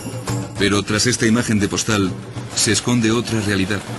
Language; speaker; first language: Spanish; native; Spanish